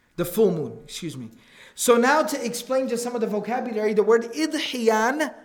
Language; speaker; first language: English; native; English